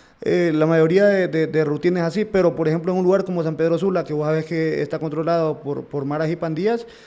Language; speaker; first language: Spanish; native; Spanish